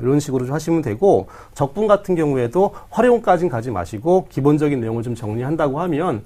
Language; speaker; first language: Korean; native; Korean